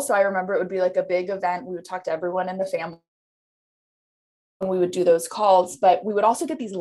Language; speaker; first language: English; native; English